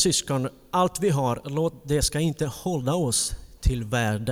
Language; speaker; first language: Swedish; non-native, fluent; Ukrainian